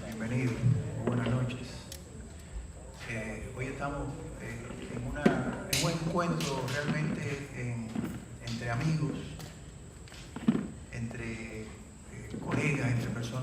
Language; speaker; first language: Spanish; native; Spanish